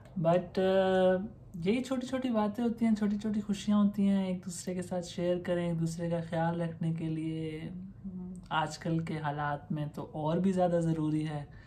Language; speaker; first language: Urdu; native; Urdu